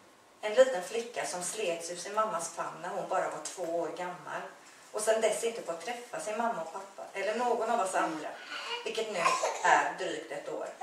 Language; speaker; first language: Swedish; native; Swedish